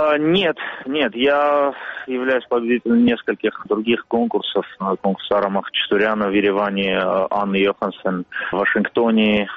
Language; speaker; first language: Russian; non-native, local second language; Armenian